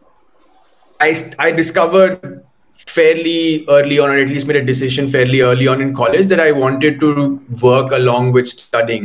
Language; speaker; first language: English; non-native, local second language; Hindi